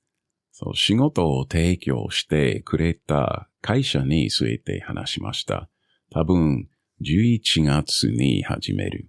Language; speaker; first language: Japanese; non-native, learner; English